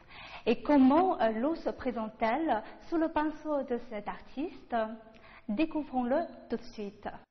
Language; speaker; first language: French; non-native, fluent; Chinese